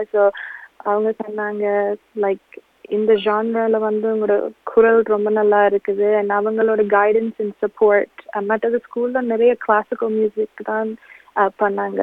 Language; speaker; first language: Tamil; early bilingual, heritage; Tamil